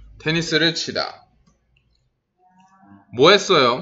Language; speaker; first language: Korean; non-native, fluent; Spanish